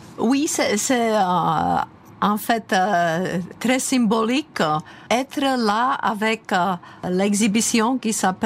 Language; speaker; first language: French; non-native, fluent; Czech